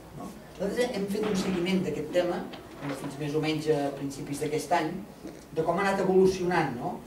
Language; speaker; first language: Catalan; native; Catalan